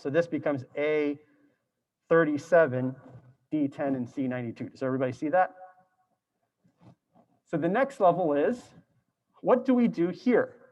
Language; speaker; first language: English; native; English